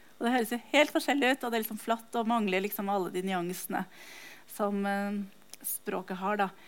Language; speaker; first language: Norwegian; native; Norwegian